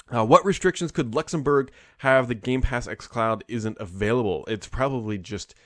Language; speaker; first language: English; native; English